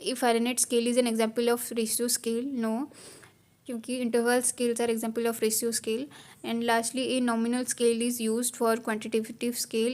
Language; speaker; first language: English; non-native, local second language; Hindi